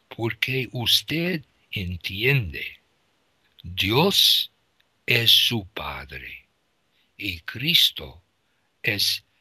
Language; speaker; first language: Spanish; non-native, learner; English